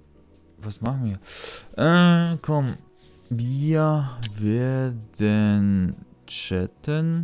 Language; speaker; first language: German; non-native, learner; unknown